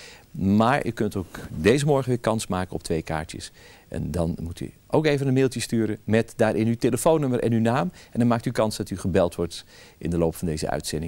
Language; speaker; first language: Dutch; native; Dutch